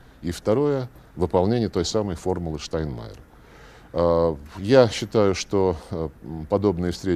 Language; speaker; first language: Russian; native; Russian